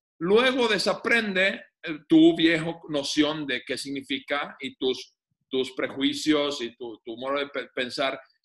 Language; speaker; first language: Spanish; non-native, fluent; Finnish